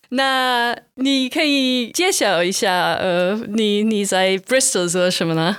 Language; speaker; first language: Chinese; non-native, fluent; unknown